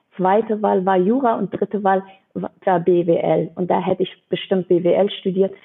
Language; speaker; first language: German; non-native, fluent; Persian